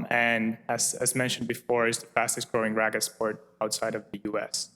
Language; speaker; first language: English; non-native, fluent; Finnish